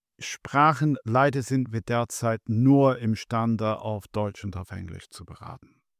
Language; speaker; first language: German; non-native, fluent; English